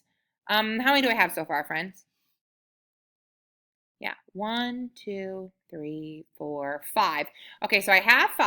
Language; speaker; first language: English; native; English